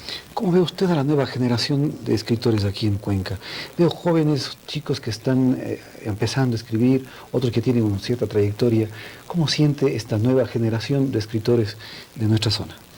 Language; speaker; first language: Spanish; native; Spanish